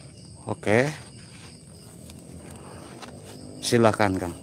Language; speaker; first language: Indonesian; non-native, local second language; Javanese